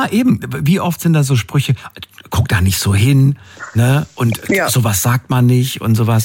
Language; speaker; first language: German; native; German